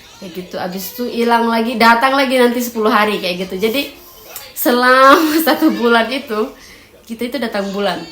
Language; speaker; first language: Indonesian; native; Indonesian